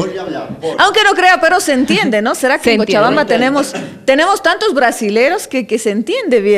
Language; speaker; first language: Spanish; native; Spanish